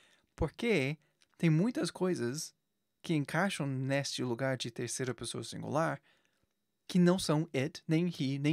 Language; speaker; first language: Portuguese; non-native, fluent; English